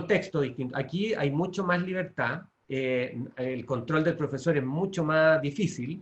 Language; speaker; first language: Spanish; native; Spanish